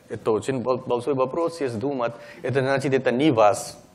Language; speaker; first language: Russian; non-native, learner; Hindi